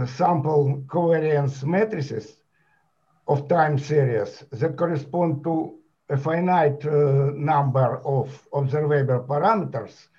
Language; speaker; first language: English; non-native, fluent; Ukrainian